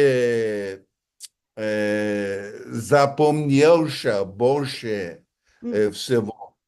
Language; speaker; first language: Russian; non-native, learner; English